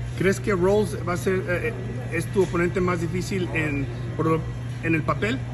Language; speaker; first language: Spanish; native; Spanish